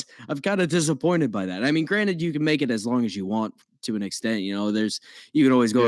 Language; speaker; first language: English; native; English